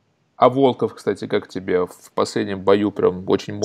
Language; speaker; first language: Russian; native; Russian